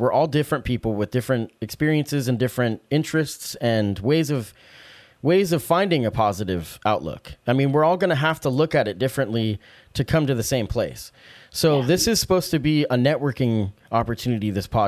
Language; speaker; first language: English; native; English